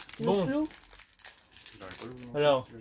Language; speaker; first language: French; native; French